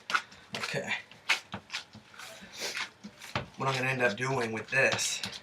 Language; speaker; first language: English; native; English